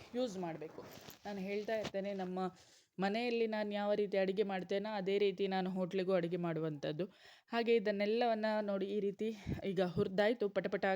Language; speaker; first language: Kannada; non-native, local second language; Konkani